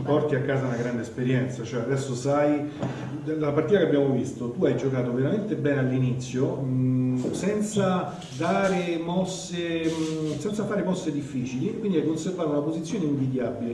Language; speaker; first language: Italian; native; Italian